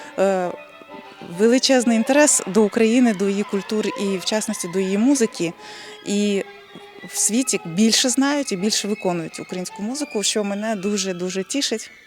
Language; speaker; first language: Ukrainian; native; Ukrainian